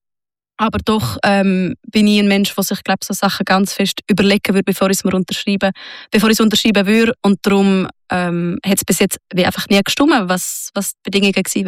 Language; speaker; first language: German; native; German